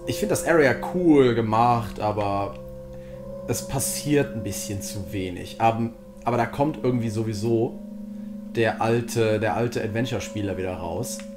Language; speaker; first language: German; native; German